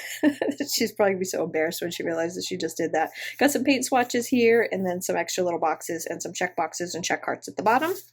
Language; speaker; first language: English; native; English